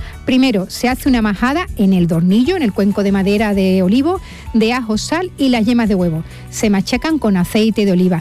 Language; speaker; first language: Spanish; native; Spanish